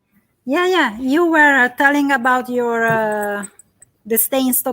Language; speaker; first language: English; non-native, fluent; Italian